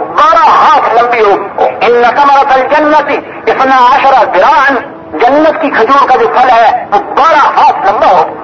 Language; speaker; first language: Urdu; non-native, local second language; Punjabi